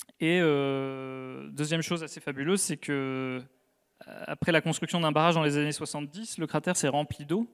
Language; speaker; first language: French; native; French